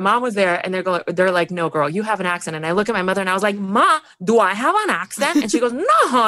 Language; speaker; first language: English; early bilingual, other home language; Spanish